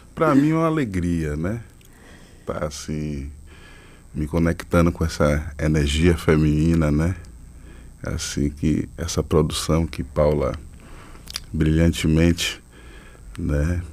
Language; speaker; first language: Portuguese; native; Portuguese